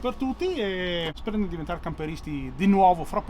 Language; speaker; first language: Italian; native; Italian